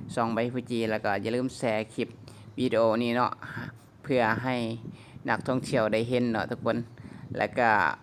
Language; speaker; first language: Thai; native; Thai